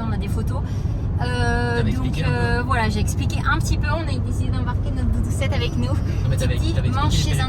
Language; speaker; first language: French; native; French